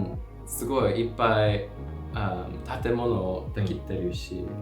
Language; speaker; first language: Japanese; non-native, learner; English